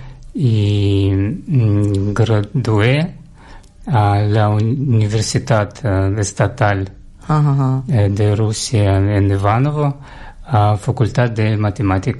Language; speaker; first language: Catalan; non-native, learner; Russian